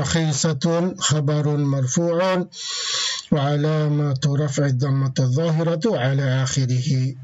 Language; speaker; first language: Arabic; non-native, fluent; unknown